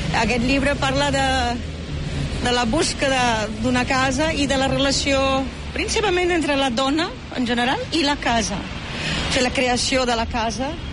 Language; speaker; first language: Catalan; non-native, fluent; German